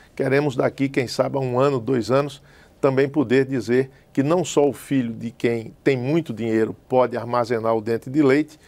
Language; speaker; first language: Portuguese; native; Portuguese